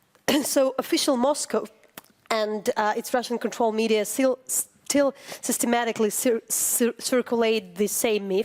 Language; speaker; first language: English; non-native, fluent; Ukrainian